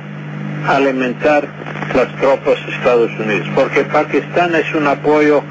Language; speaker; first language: Spanish; non-native, fluent; English